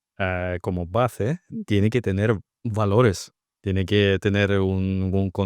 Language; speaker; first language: Spanish; non-native, fluent; Russian